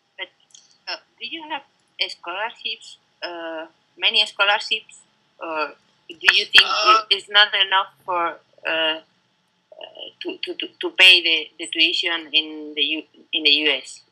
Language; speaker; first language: English; non-native, learner; Spanish